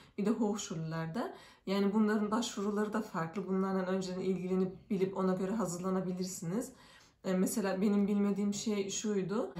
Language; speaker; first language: Turkish; early bilingual, heritage; Turkish